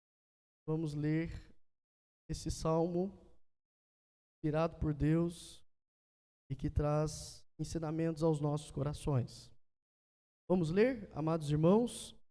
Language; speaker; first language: Portuguese; native; Portuguese